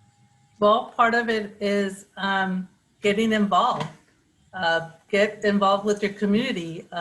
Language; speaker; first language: English; native; English